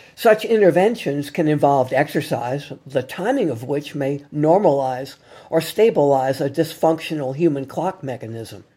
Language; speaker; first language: English; native; English